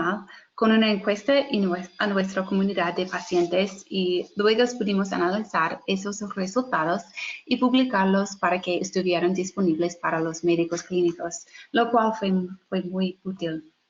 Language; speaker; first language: Spanish; non-native, fluent; English